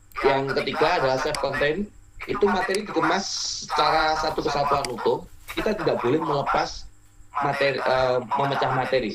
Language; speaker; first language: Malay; non-native, local second language; Javanese